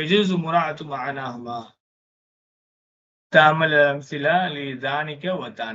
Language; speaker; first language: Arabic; non-native, fluent; Tamil